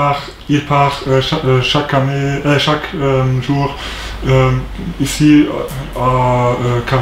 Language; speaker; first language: French; non-native, learner; German